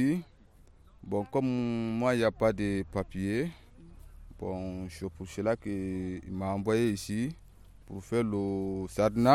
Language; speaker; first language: French; non-native, learner; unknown